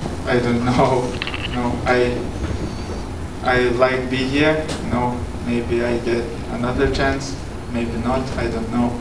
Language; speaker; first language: English; non-native, learner; Lithuanian